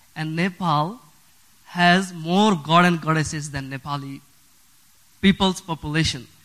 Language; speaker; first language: English; non-native, fluent; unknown